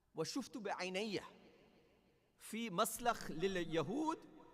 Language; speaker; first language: Arabic; non-native, fluent; English